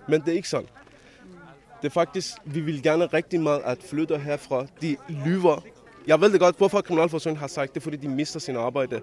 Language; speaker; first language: Danish; non-native, learner; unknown